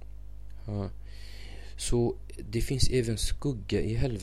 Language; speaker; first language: Swedish; non-native, fluent; Arabic